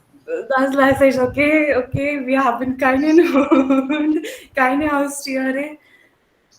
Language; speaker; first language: German; non-native, learner; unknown